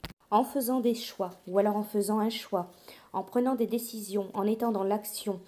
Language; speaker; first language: French; native; French